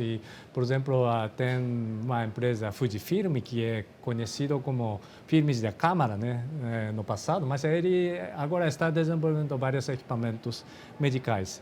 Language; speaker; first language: Portuguese; non-native, fluent; Japanese